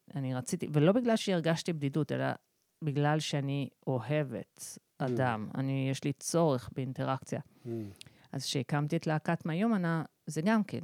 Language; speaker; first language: Hebrew; early bilingual, other home language; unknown